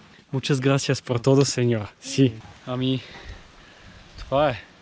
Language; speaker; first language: Spanish; non-native, learner; Bulgarian